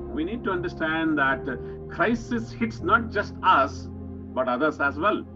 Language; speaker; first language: English; non-native, local second language; Kannada